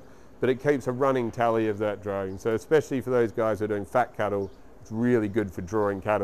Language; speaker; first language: English; native; English